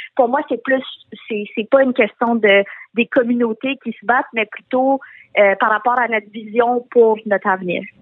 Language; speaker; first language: French; early bilingual, other home language; Tamil